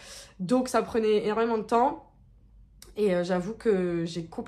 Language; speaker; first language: French; native; French